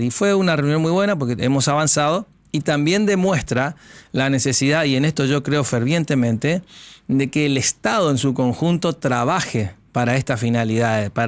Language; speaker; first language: Spanish; native; Spanish